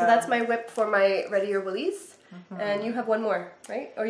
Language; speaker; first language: English; native; English